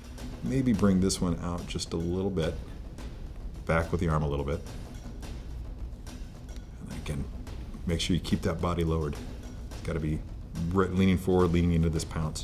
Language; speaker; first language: English; native; English